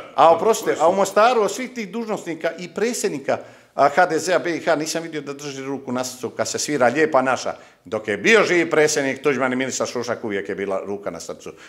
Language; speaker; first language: Croatian; native; Croatian